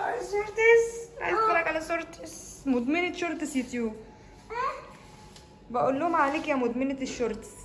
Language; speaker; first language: Arabic; native; Arabic